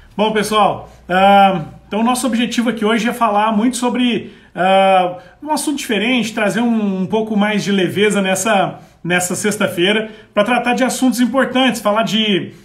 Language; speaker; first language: Portuguese; native; Portuguese